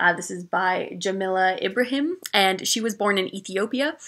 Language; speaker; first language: English; native; English